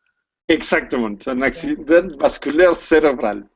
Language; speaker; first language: French; non-native, learner; Spanish